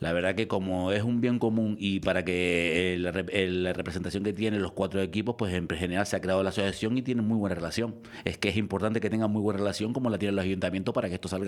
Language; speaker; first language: Spanish; native; Spanish